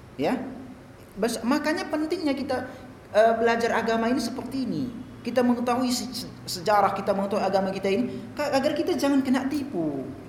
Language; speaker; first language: Indonesian; native; Indonesian